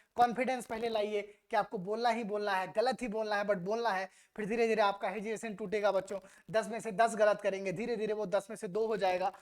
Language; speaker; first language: Hindi; native; Hindi